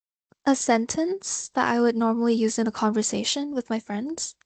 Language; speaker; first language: English; non-native, fluent; Thai